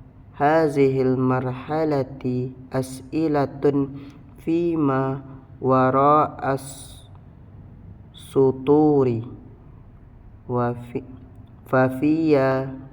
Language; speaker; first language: Arabic; non-native, learner; Indonesian